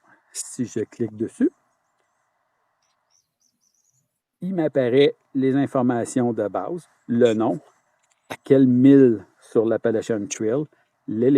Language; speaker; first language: French; native; French